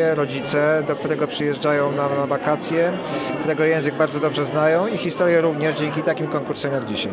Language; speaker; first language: Polish; native; Polish